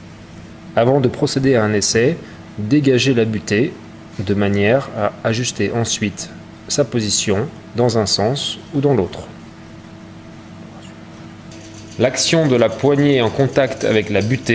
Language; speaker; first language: French; native; French